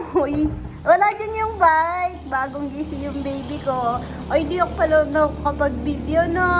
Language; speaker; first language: Filipino; native; Filipino